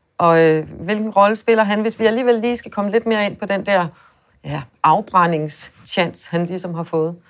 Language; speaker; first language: Danish; native; Danish